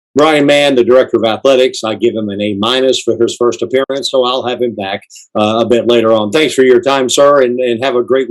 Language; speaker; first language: English; native; English